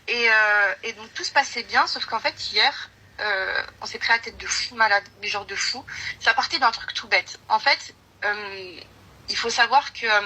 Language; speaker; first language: French; early bilingual, other home language; Arabic